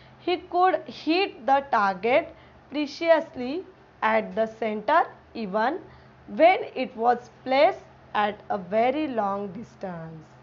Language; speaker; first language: English; non-native, local second language; Marathi